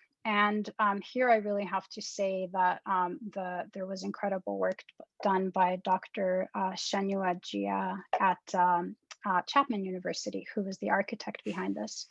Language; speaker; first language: English; native; English